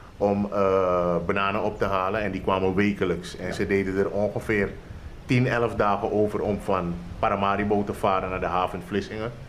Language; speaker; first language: Dutch; native; Dutch